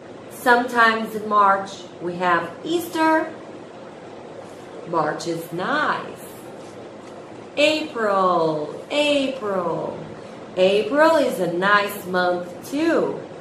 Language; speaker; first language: English; non-native, fluent; Portuguese